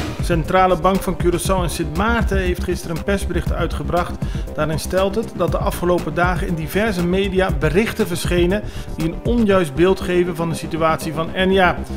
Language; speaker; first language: Dutch; non-native, local second language; Papiamento